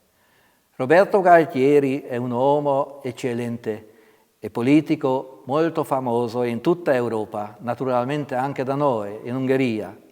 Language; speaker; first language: Italian; non-native, fluent; Hungarian